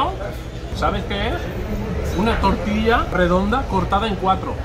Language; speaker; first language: Spanish; native; Spanish